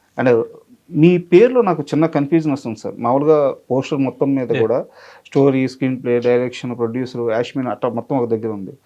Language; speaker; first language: Telugu; native; Telugu